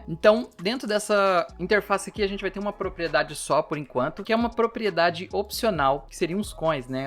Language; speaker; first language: Portuguese; native; Portuguese